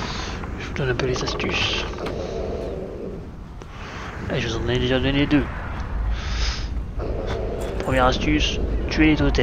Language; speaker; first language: French; native; French